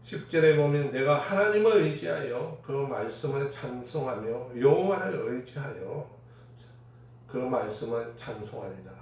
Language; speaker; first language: Korean; native; Korean